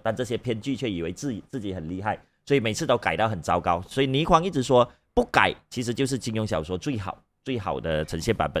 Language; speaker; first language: Chinese; native; Chinese